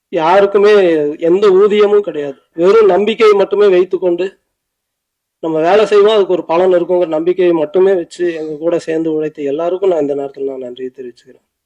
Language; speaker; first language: Tamil; native; Tamil